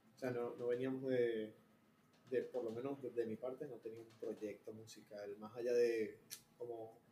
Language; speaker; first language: Spanish; native; Spanish